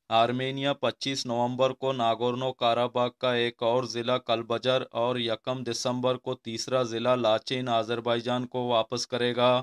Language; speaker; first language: Urdu; non-native, local second language; Baluchi